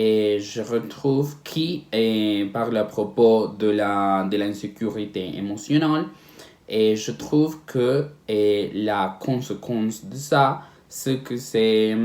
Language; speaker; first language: French; non-native, learner; Spanish